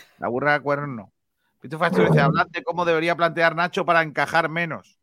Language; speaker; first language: Spanish; native; Spanish